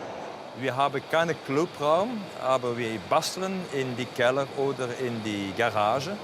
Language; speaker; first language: German; non-native, learner; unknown